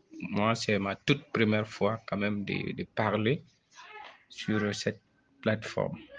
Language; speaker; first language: French; non-native, local second language; Bambara